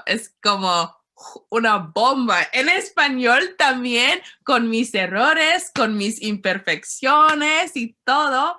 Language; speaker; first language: Spanish; non-native, learner; English